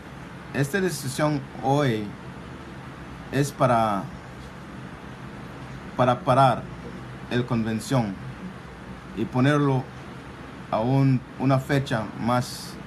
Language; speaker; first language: Spanish; non-native, local second language; English